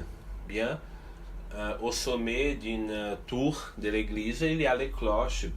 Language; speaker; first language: French; non-native, fluent; Portuguese